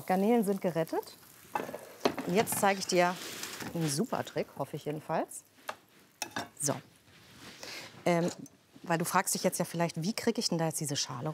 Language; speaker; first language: German; native; German